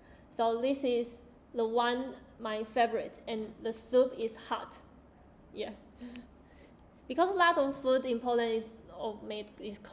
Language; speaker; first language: English; non-native, learner; Chinese